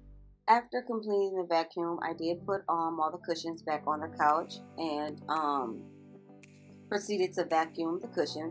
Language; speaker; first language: English; native; English